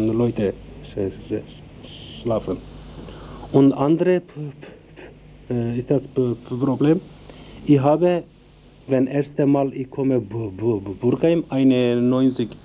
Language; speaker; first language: German; non-native, learner; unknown